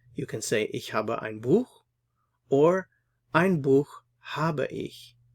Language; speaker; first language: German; non-native, fluent; English